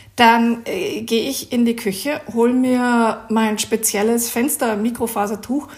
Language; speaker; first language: German; native; German